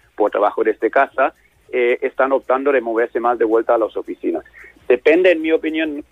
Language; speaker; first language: Spanish; non-native, fluent; German